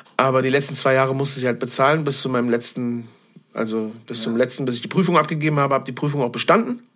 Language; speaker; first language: German; native; German